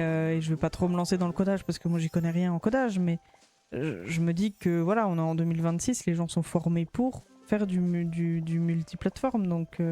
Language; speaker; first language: French; native; French